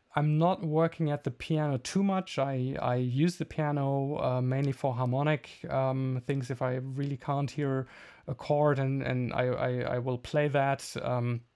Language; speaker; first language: English; non-native, fluent; German